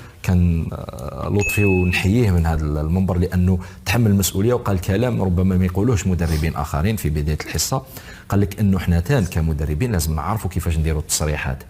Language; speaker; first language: Arabic; native; Arabic